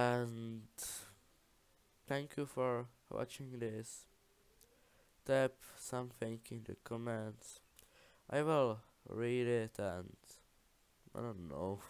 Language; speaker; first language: English; non-native, learner; Czech